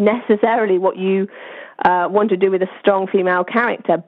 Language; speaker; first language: English; native; English